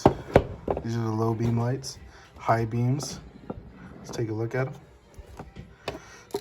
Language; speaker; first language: English; native; English